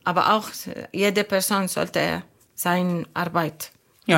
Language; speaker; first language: German; non-native, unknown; Arabic